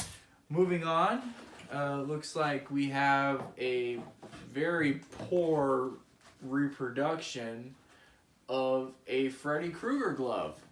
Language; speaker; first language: English; native; English